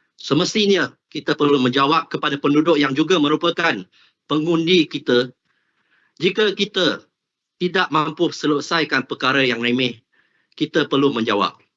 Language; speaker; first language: Malay; non-native, local second language; Cantonese